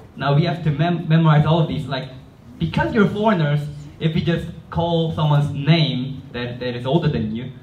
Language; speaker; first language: English; non-native, fluent; Korean